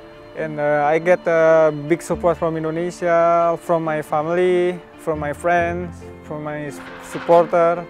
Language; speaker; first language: English; non-native, learner; Indonesian